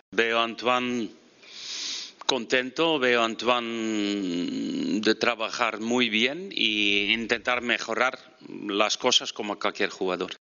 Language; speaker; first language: Spanish; non-native, fluent; Dutch